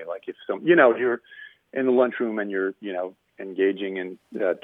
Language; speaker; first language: English; native; English